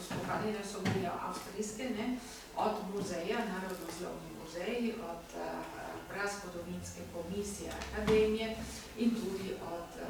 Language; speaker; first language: Slovenian; non-native, learner; German